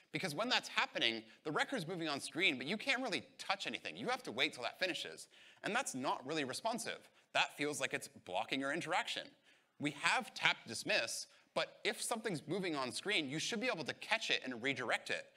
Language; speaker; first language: English; native; English